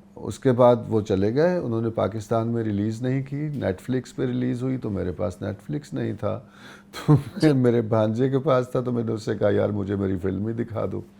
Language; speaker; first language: Urdu; non-native, local second language; Punjabi